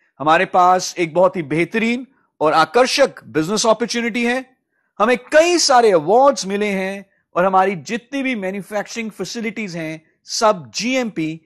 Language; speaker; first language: Hindi; native; Hindi